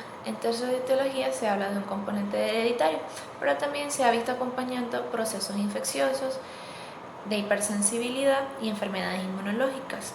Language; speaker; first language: Spanish; native; Spanish